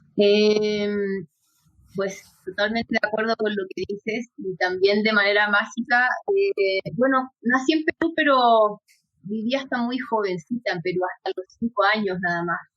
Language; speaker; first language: Spanish; native; Spanish